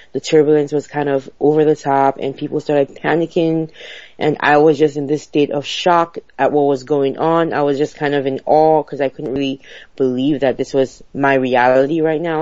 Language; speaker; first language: English; non-native, local second language; Igbo